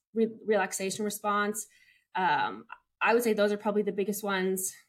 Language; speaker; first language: English; native; English